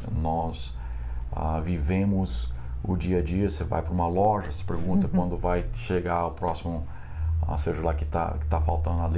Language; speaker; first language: Portuguese; non-native, fluent; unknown